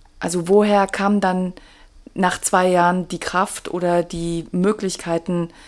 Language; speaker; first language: German; native; German